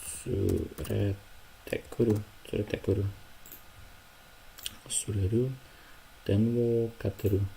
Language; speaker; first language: Japanese; non-native, learner; Ukrainian